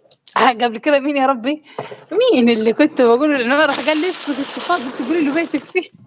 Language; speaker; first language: Arabic; native; Arabic